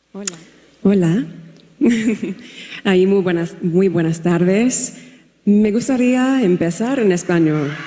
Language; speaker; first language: Spanish; non-native, learner; English